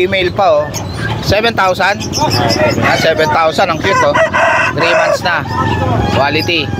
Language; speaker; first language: Filipino; native; Filipino